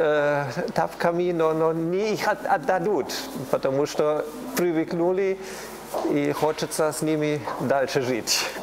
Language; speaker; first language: Russian; non-native, learner; German